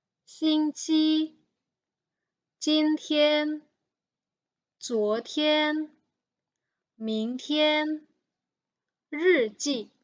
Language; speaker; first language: Chinese; non-native, fluent; Indonesian